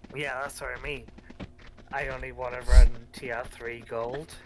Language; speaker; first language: English; native; English